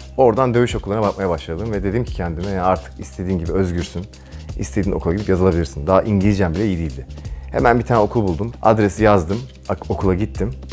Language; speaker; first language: Turkish; native; Turkish